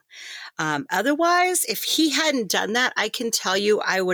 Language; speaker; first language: English; native; English